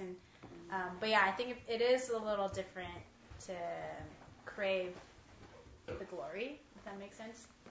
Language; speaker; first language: English; early bilingual, other home language; Chinese